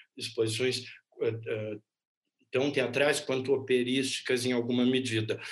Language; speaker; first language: Portuguese; native; Portuguese